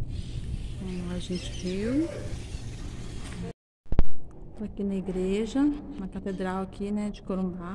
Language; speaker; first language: Portuguese; native; Portuguese